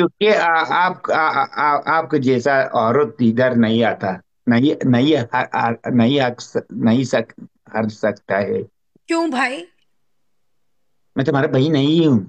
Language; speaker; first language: Hindi; non-native, learner; Persian